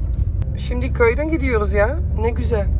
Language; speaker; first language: Turkish; early bilingual, heritage; Turkish